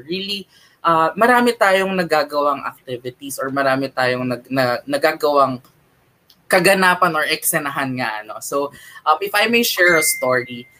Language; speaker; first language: English; non-native, local second language; Filipino